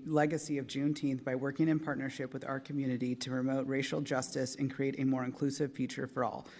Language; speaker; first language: English; native; English